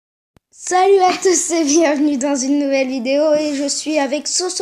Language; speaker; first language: French; native; French